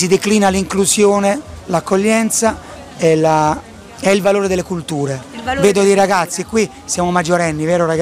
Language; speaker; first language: Italian; native; Italian